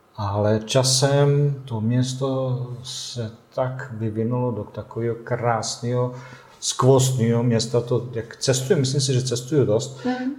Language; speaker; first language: Czech; non-native, fluent; Bosnian